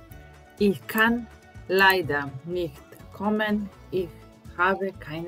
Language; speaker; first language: German; non-native, fluent; Serbian